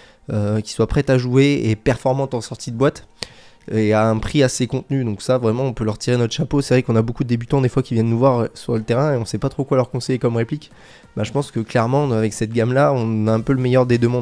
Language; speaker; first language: French; native; French